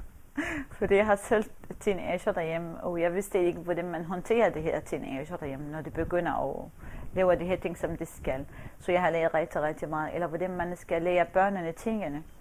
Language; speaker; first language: Danish; non-native, fluent; Arabic